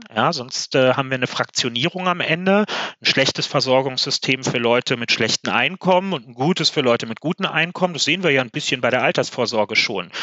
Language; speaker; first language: German; native; German